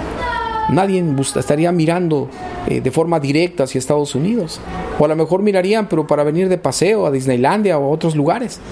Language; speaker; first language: Spanish; native; Spanish